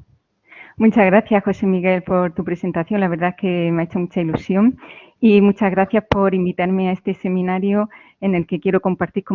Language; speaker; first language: Spanish; native; Spanish